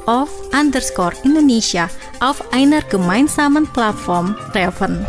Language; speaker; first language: German; non-native, fluent; Indonesian